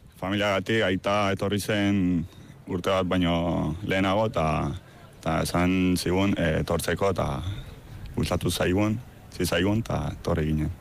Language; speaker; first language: Basque; non-native, learner; Spanish